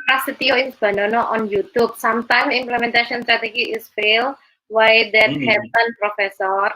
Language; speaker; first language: English; non-native, learner; Indonesian